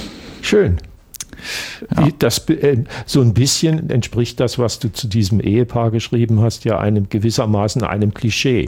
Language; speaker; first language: German; native; German